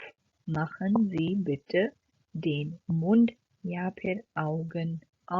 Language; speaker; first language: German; non-native, fluent; Urdu